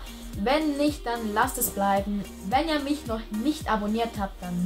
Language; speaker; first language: German; native; German